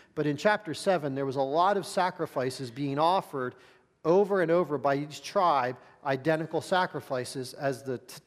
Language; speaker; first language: English; native; English